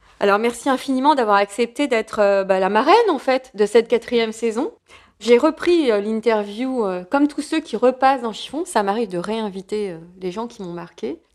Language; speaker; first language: French; native; French